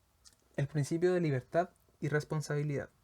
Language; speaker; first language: Spanish; native; Spanish